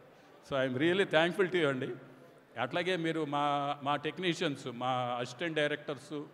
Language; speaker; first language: Telugu; native; Telugu